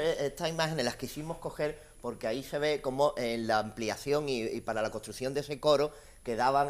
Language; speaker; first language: Spanish; native; Spanish